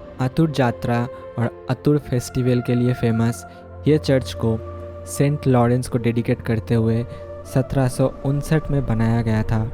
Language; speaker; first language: Hindi; non-native, local second language; Bangla